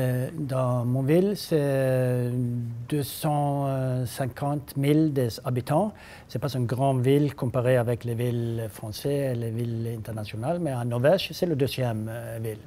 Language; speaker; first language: French; non-native, learner; Norwegian